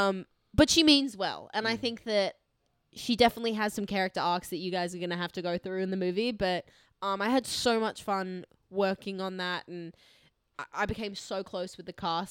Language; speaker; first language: English; native; English